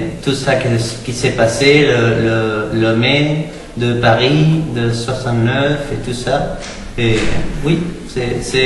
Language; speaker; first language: French; non-native, learner; Spanish